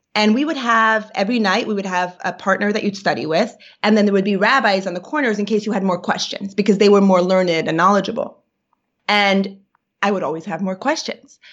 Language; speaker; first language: English; native; English